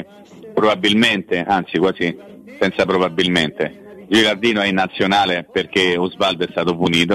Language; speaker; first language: Italian; native; Italian